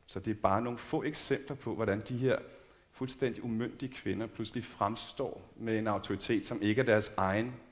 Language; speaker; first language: Danish; native; Danish